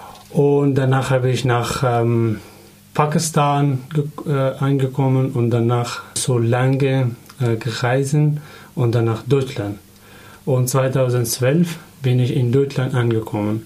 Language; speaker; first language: German; non-native, learner; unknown